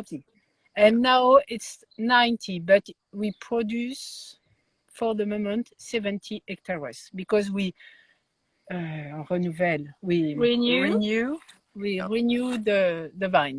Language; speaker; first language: English; non-native, learner; French